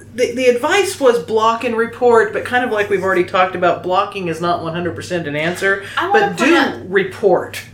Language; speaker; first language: English; native; English